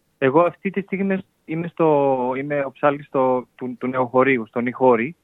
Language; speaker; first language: Greek; native; Greek